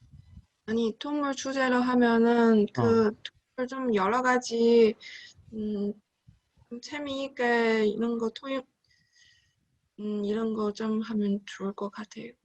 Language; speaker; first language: Korean; non-native, learner; Chinese